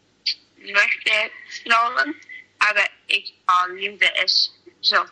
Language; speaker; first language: German; non-native, learner; English